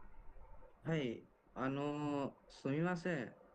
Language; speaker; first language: Japanese; non-native, learner; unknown